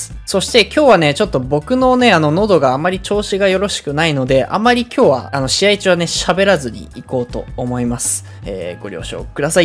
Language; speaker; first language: Japanese; native; Japanese